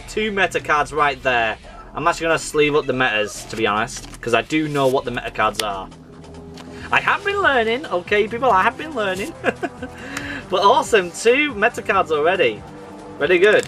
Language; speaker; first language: English; native; English